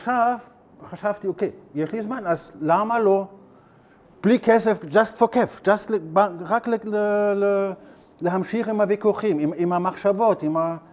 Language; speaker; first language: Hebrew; non-native, learner; German